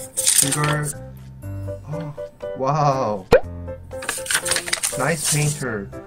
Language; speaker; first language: English; non-native, fluent; Korean